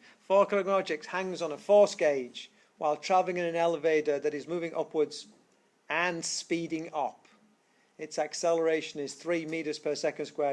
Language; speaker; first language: English; native; English